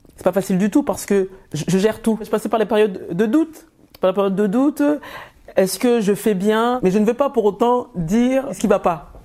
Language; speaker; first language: French; early bilingual, other home language; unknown